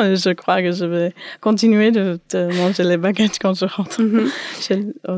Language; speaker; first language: French; non-native, learner; English